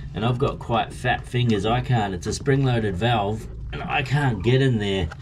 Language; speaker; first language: English; native; English